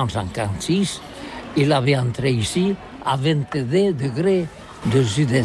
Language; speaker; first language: French; non-native, learner; Catalan